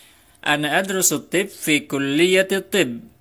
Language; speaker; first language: Arabic; non-native, fluent; Indonesian